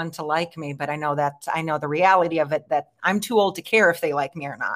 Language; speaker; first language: English; native; English